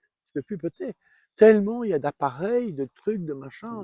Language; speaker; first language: French; native; French